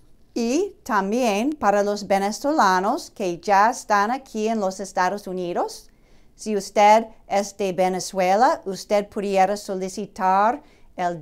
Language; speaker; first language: Spanish; non-native, fluent; English